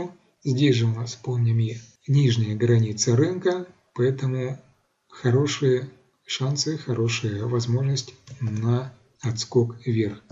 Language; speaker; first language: Russian; native; Russian